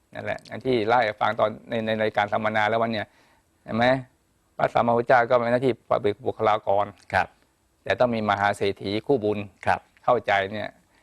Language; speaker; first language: Thai; native; Thai